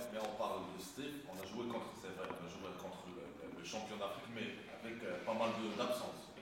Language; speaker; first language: French; non-native, local second language; Arabic